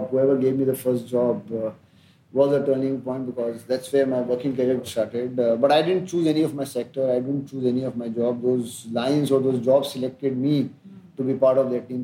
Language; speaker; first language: English; non-native, local second language; Hindi